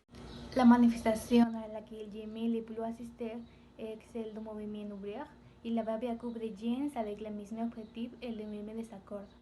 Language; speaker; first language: French; non-native, learner; Spanish